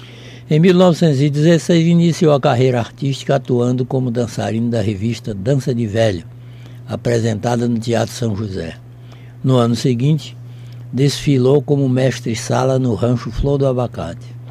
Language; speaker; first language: Portuguese; native; Portuguese